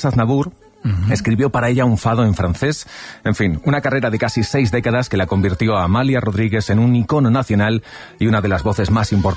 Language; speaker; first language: Spanish; native; Spanish